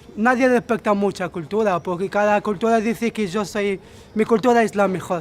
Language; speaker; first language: Spanish; non-native, fluent; Arabic